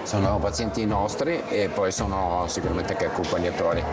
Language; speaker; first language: Italian; native; Italian